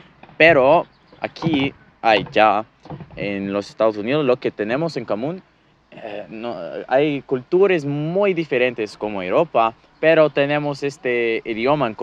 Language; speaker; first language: Spanish; non-native, fluent; English